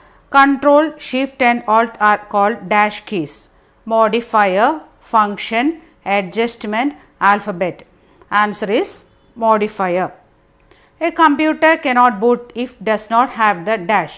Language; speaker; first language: English; non-native, local second language; Malayalam